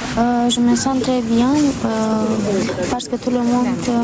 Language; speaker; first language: French; non-native, learner; Romanian